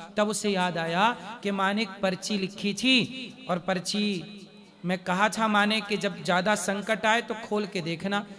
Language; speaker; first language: Hindi; native; Hindi